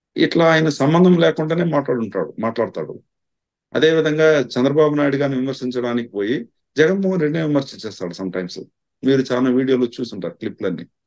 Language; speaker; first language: Telugu; non-native, local second language; Tamil